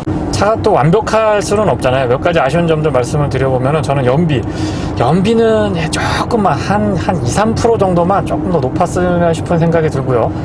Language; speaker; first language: Korean; native; Korean